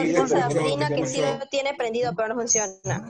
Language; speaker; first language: Spanish; native; Spanish